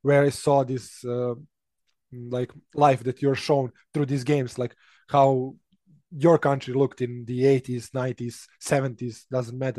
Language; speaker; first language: English; non-native, fluent; Serbian